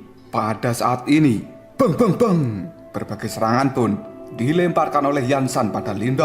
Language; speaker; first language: Indonesian; native; Indonesian